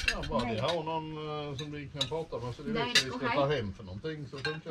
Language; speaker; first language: Swedish; native; Swedish